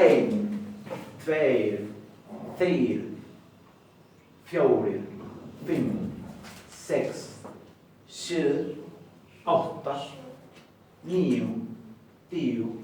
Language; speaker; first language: Icelandic; non-native, learner; Spanish